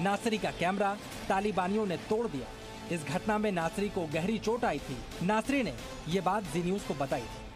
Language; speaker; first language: Hindi; native; Hindi